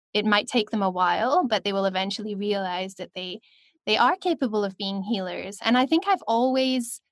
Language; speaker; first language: English; native; English